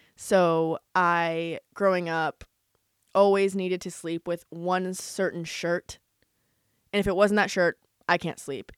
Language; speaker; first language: English; native; English